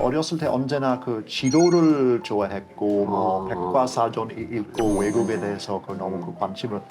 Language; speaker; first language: Korean; non-native, fluent; English